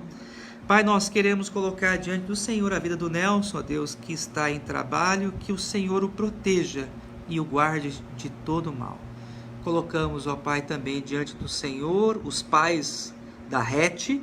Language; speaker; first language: Portuguese; native; Portuguese